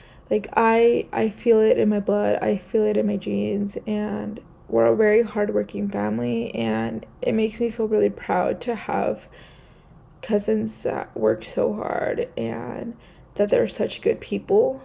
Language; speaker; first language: English; early bilingual, other home language; Spanish